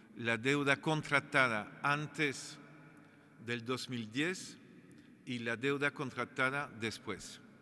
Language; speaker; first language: Spanish; non-native, fluent; French